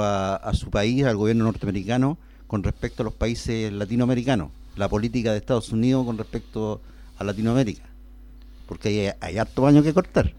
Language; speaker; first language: Spanish; native; Spanish